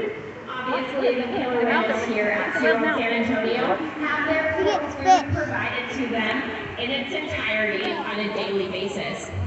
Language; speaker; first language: English; native; English